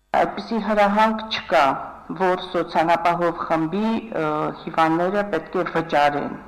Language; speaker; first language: Armenian; native; Armenian